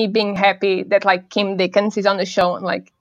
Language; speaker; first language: English; non-native, fluent; Portuguese